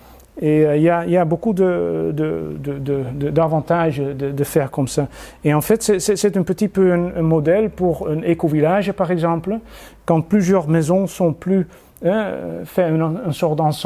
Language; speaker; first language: French; non-native, fluent; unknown